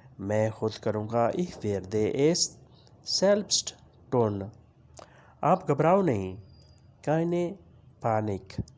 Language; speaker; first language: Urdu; non-native, local second language; Punjabi